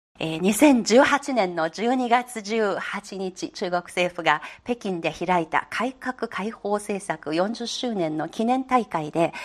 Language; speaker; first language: Japanese; non-native, fluent; Chinese